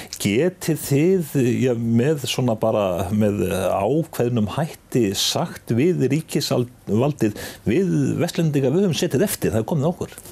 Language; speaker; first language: Icelandic; native; Icelandic